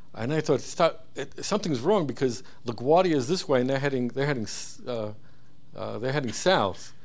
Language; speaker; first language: English; early bilingual, other home language; Hebrew